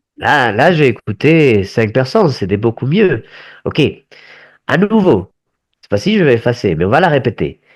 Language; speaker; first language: French; non-native, fluent; Spanish